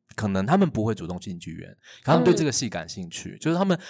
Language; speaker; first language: Chinese; native; Chinese